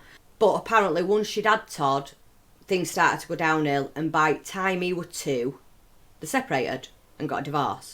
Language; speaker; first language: English; native; English